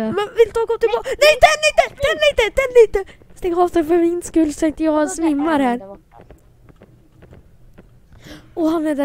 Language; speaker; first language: Swedish; native; Swedish